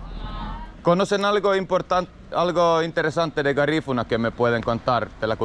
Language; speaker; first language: Spanish; non-native, learner; Finnish